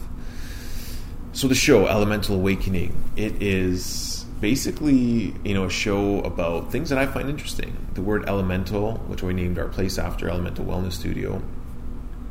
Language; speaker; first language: English; native; English